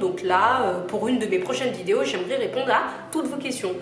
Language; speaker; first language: French; native; French